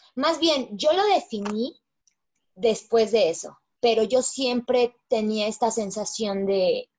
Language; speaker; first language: Spanish; native; Spanish